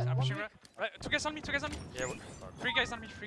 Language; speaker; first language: English; native; English